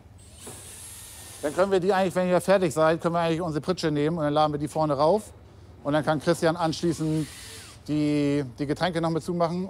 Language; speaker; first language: German; native; German